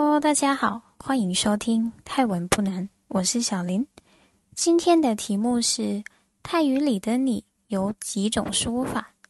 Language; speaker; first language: Chinese; non-native, fluent; Thai